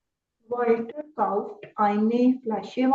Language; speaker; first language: German; non-native, learner; Urdu